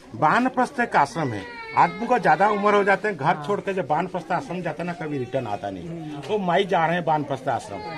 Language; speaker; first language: Hindi; non-native, local second language; Odia